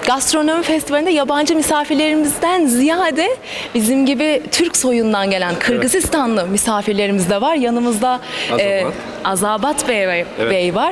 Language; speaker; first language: Turkish; native; Turkish